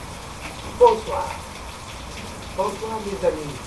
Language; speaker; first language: French; non-native, local second language; Arabic